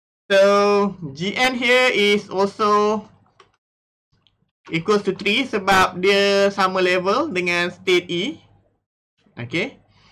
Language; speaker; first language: English; non-native, local second language; Malay